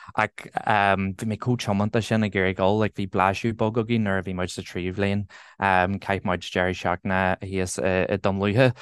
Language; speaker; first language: Irish; non-native, local second language; English